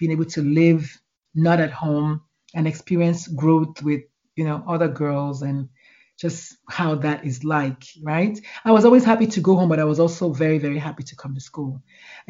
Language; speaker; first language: English; non-native, local second language; Igbo